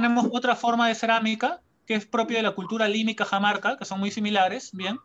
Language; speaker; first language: Spanish; native; Spanish